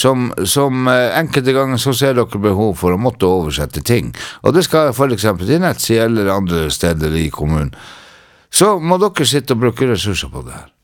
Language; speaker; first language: Norwegian; non-native, local second language; Northern Sami